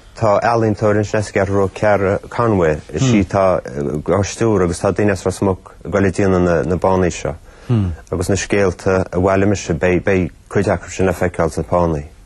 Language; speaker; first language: Irish; native; Irish